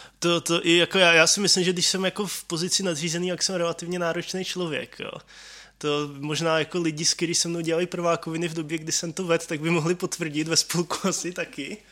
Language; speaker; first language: Czech; native; Czech